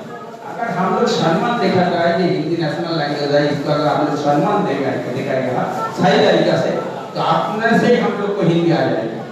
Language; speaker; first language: Hindi; non-native, local second language; Bangla